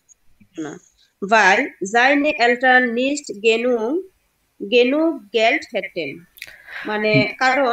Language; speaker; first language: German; non-native, learner; Bangla